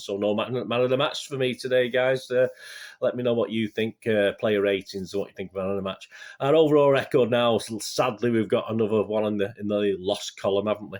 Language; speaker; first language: English; native; English